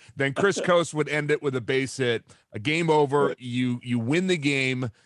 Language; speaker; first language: English; native; English